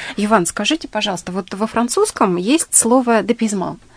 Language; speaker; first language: Russian; native; Russian